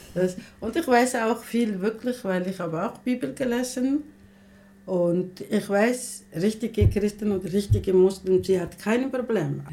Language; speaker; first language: German; non-native, learner; Somali